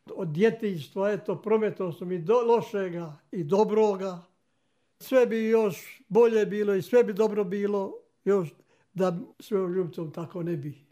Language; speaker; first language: Serbian; native; Serbian